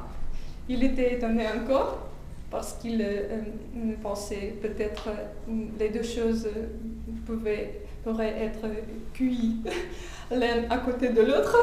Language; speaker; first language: French; non-native, fluent; Russian